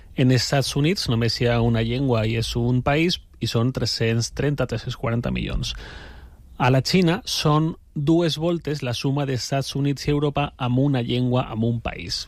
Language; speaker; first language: Catalan; native; Catalan